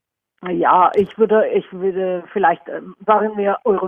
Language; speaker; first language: German; non-native, fluent; Norwegian